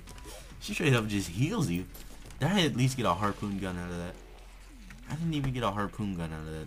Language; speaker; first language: English; native; English